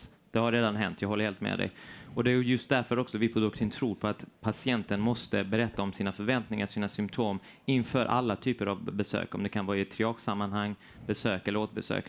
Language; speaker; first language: Swedish; native; Swedish